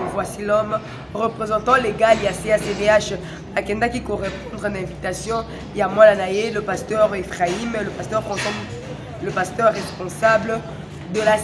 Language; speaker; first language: French; non-native, local second language; Lingala